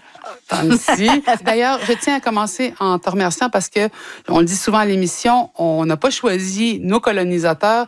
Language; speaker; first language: French; native; French